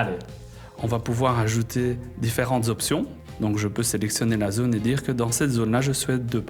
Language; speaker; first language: French; native; French